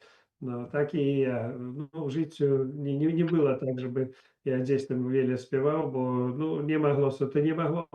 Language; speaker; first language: Polish; non-native, learner; Belarusian